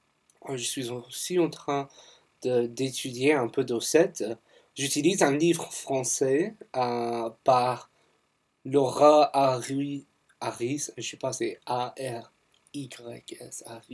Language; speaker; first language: French; non-native, fluent; English